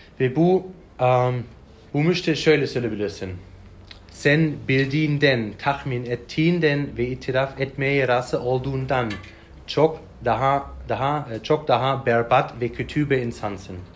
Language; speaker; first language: Turkish; non-native, learner; German